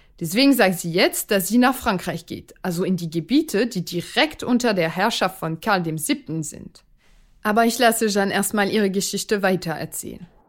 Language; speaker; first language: German; non-native, fluent; French